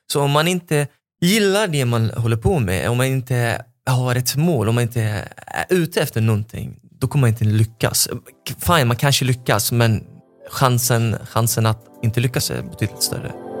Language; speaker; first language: Swedish; non-native, fluent; Arabic